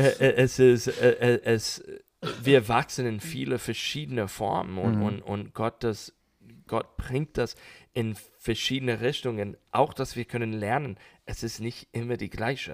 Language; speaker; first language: German; non-native, learner; English